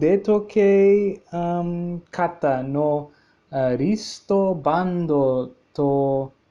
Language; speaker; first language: Japanese; non-native, learner; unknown